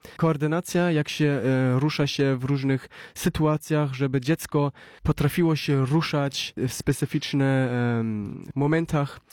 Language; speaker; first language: Polish; early bilingual, heritage; Polish